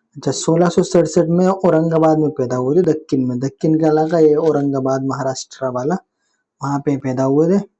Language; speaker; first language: Urdu; native; Urdu